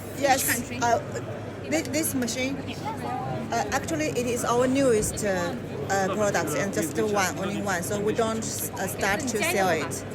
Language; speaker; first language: English; non-native, learner; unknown